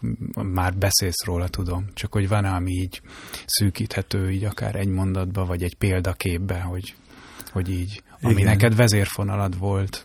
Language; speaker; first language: Hungarian; native; Hungarian